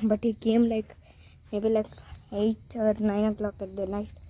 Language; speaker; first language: English; non-native, local second language; Konkani